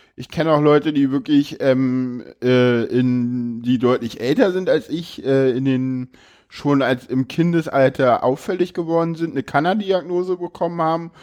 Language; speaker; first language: German; native; German